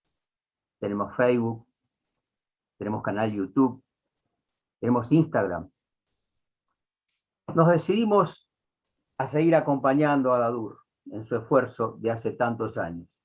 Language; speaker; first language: Spanish; native; Spanish